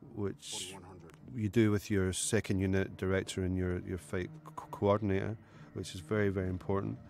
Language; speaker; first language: English; native; English